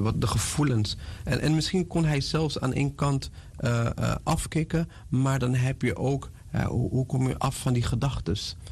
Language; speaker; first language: Dutch; non-native, fluent; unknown